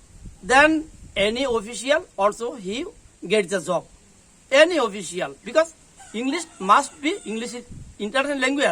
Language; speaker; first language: English; non-native, learner; Bangla